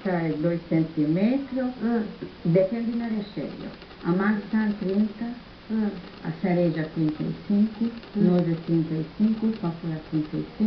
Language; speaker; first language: Portuguese; non-native, learner; German